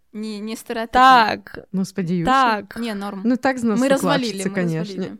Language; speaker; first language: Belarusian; non-native, local second language; Russian